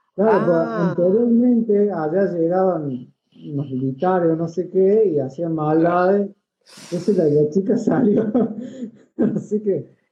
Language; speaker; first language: Spanish; native; Spanish